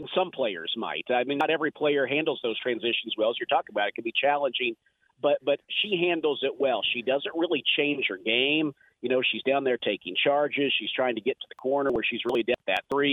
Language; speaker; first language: English; native; English